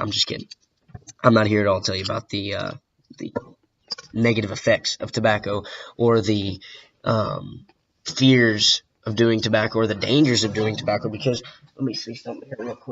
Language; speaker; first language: English; native; English